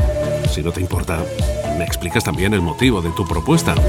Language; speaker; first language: Spanish; native; Spanish